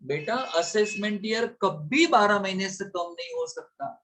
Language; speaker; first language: Hindi; non-native, local second language; Gujarati